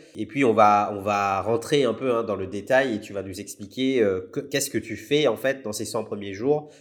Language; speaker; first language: French; native; French